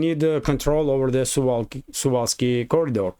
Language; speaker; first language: English; non-native, fluent; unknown